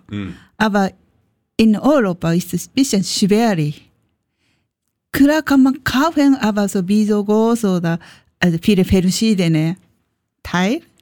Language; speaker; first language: German; non-native, learner; Japanese